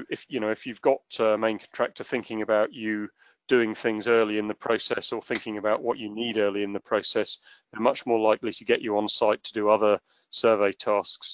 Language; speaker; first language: English; native; English